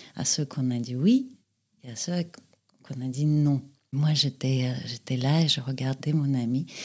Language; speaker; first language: French; non-native, fluent; Russian